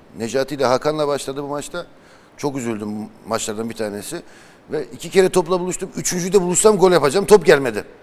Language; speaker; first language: Turkish; early bilingual, heritage; Turkish